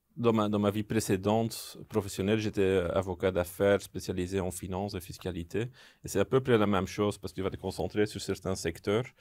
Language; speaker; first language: French; non-native, local second language; Dutch